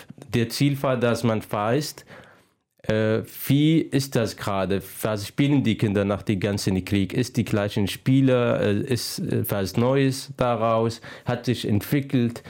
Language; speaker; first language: German; non-native, fluent; Arabic